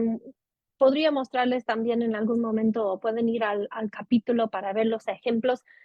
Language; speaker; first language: Spanish; non-native, fluent; English